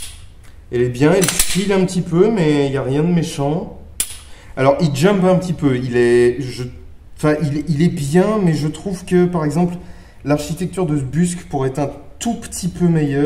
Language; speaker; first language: French; native; French